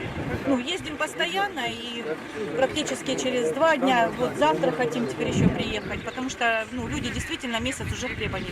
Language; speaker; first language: Russian; native; Russian